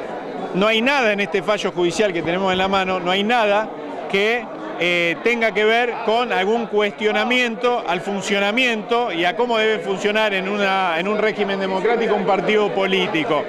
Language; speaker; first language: Spanish; native; Spanish